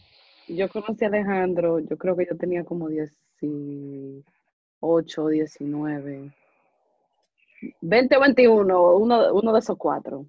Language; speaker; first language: Spanish; early bilingual, heritage; Spanish